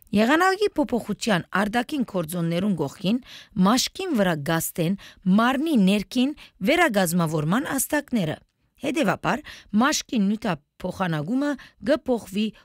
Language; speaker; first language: Armenian; early bilingual, heritage; Armenian